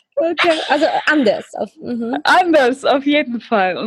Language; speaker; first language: German; early bilingual, other home language; Russian